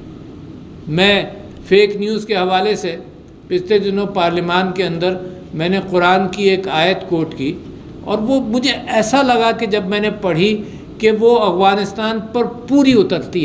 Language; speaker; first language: Urdu; native; Urdu